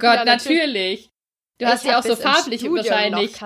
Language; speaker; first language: German; native; German